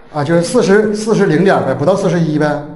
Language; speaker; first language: Chinese; native; Chinese